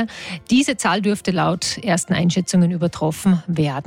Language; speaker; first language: German; native; German